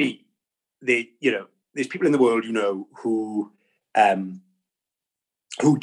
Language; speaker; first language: English; native; English